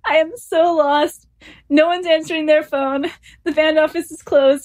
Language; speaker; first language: English; native; English